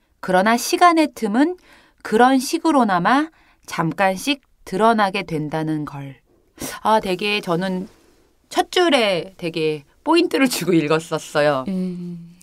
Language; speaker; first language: Korean; native; Korean